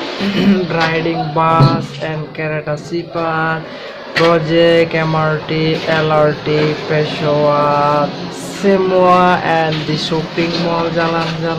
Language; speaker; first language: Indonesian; non-native, learner; Bangla